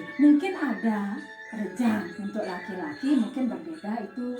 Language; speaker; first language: Indonesian; non-native, local second language; Balinese